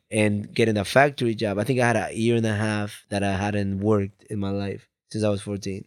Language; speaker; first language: English; early bilingual, other home language; Spanish